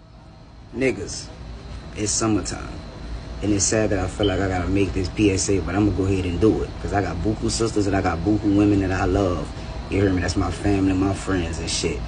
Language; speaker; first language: English; native; English